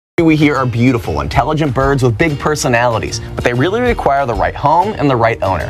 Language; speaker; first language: English; native; English